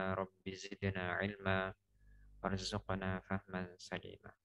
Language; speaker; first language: Arabic; non-native, fluent; Indonesian